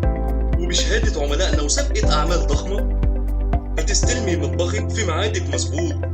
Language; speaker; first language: Arabic; native; Arabic